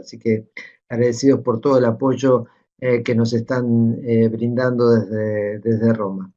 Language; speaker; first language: Spanish; native; Spanish